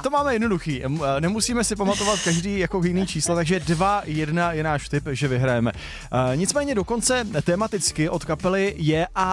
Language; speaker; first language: Czech; native; Czech